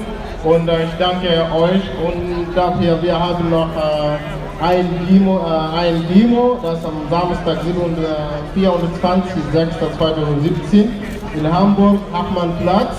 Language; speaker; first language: German; non-native, learner; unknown